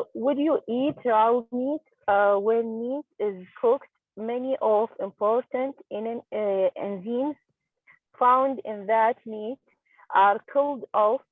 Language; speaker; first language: English; non-native, learner; Arabic